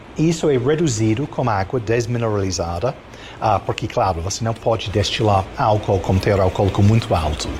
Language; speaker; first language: Portuguese; non-native, fluent; English